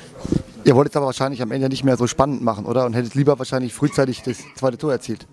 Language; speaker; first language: German; native; German